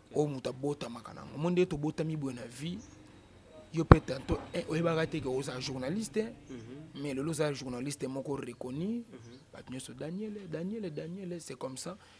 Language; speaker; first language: Lingala; native; Lingala